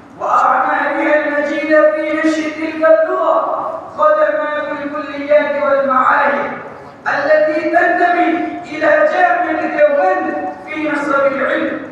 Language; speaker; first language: Arabic; non-native, learner; Urdu